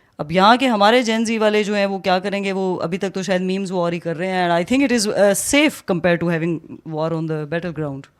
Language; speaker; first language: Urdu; non-native, local second language; Pahari-Potwari